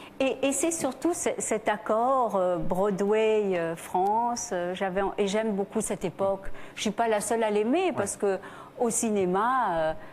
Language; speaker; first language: French; non-native, fluent; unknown